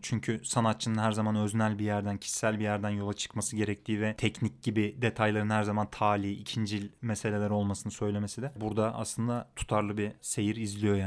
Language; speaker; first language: Turkish; native; Turkish